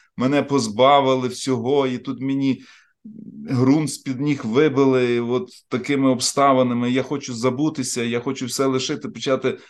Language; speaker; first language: Ukrainian; native; Ukrainian